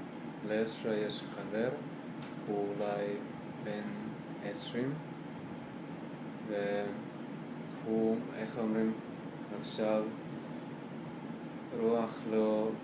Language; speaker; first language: Hebrew; non-native, learner; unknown